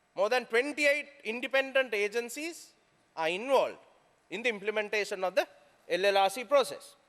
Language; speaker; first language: English; non-native, local second language; Sinhala